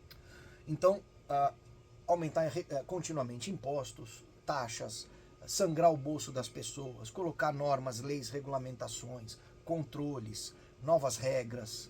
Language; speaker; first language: Portuguese; native; Portuguese